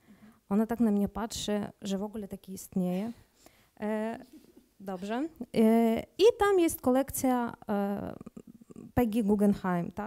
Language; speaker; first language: Polish; non-native, learner; Ukrainian